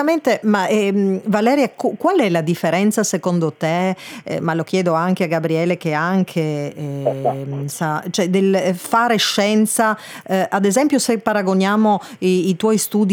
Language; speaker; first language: Italian; native; Italian